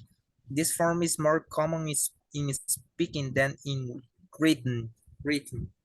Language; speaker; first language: English; non-native, learner; Spanish